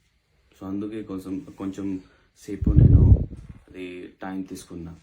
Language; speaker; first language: Telugu; non-native, learner; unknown